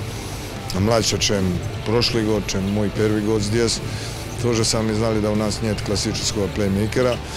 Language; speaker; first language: Russian; non-native, learner; Serbian